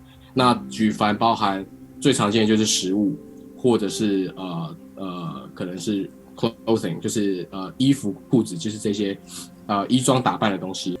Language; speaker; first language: Chinese; native; Chinese